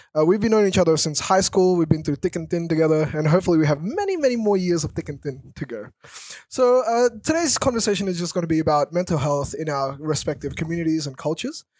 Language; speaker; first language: English; early bilingual, other home language; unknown